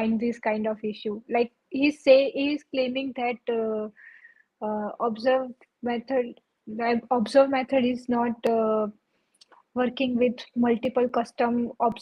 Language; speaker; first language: English; non-native, local second language; Gujarati